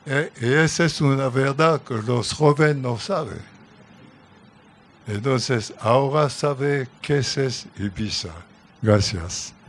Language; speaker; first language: Spanish; non-native, learner; French